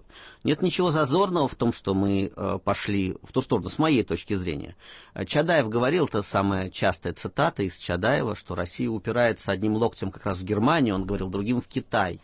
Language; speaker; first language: Russian; native; Russian